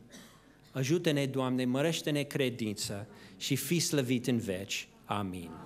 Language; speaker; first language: Romanian; non-native, fluent; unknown